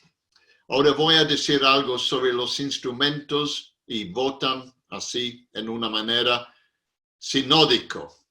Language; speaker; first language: Spanish; non-native, fluent; English